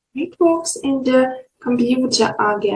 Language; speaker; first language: German; non-native, fluent; Ukrainian